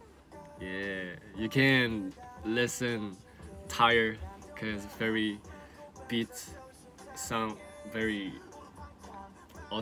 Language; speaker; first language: English; non-native, learner; Korean